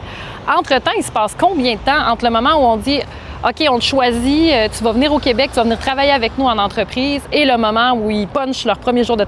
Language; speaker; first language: French; native; French